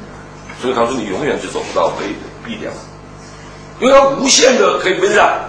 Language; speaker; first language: Chinese; native; Chinese